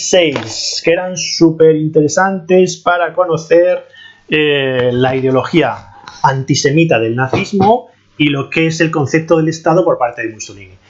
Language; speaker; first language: Spanish; native; Spanish